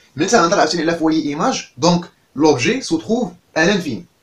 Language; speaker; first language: French; non-native, local second language; Arabic